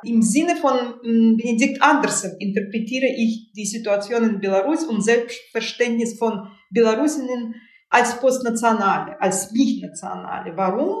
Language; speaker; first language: German; non-native, fluent; Russian